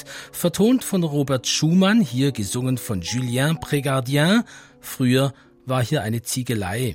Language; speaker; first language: German; native; German